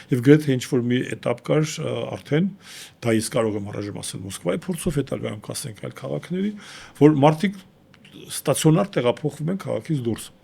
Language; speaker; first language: Armenian; native; Armenian